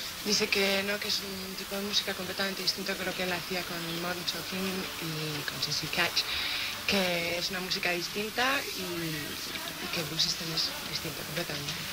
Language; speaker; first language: Spanish; native; Spanish